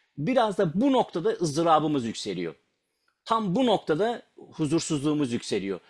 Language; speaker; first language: Turkish; non-native, local second language; Kurdish